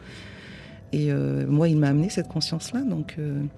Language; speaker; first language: French; native; French